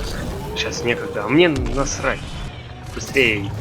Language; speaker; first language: Russian; native; Russian